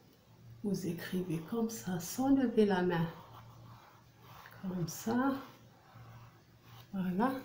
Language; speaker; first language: French; non-native, local second language; Arabic